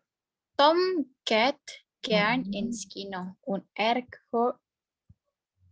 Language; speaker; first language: German; non-native, learner; Indonesian